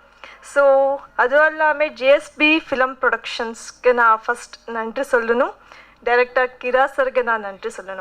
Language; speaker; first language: Tamil; non-native, learner; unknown